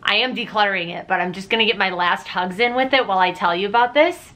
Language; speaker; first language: English; native; English